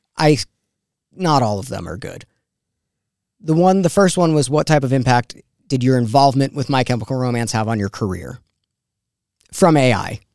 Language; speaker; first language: English; native; English